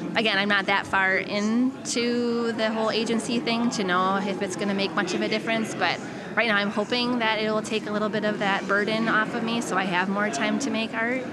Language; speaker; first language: English; native; English